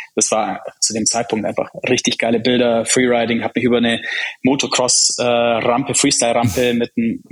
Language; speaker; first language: German; early bilingual, other home language; Czech